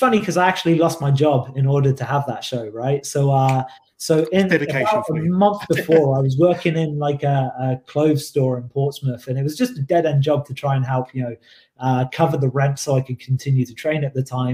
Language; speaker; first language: English; native; English